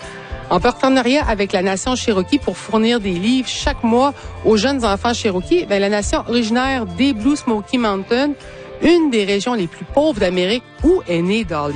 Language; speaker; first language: French; native; French